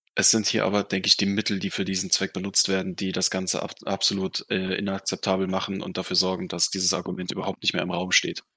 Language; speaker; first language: German; non-native, fluent; Russian